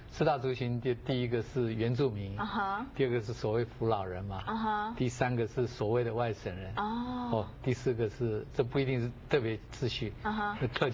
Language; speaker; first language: Chinese; native; Chinese